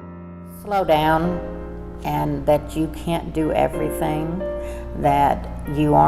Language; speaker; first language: English; native; English